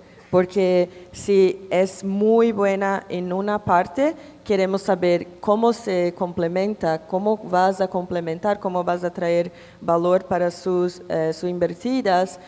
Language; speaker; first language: Spanish; non-native, fluent; Portuguese